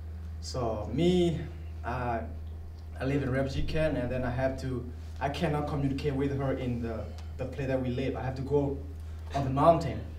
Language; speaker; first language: English; non-native, learner; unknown